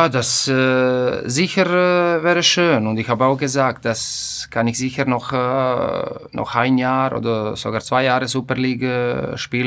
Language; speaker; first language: German; non-native, fluent; Croatian